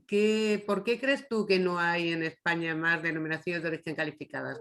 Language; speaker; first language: Spanish; native; Spanish